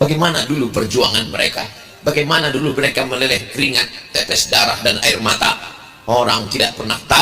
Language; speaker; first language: Indonesian; native; Indonesian